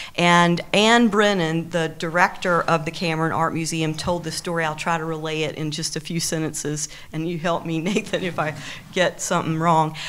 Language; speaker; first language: English; native; English